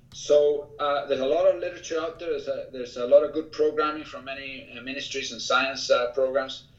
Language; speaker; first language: English; early bilingual, other home language; Spanish